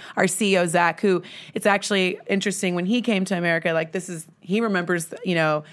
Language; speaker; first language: English; native; English